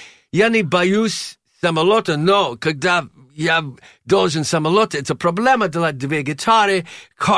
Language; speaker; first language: Russian; non-native, learner; English